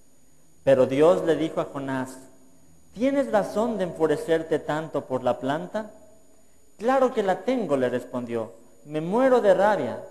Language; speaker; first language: Spanish; native; Spanish